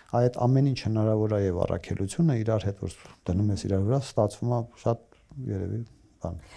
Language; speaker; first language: Armenian; native; Armenian